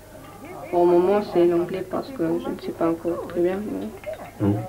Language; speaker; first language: French; non-native, local second language; Luxembourgish